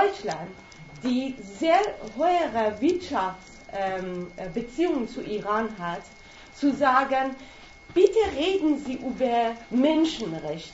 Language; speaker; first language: German; non-native, fluent; Persian